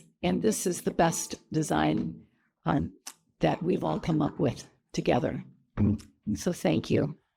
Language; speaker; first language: English; native; English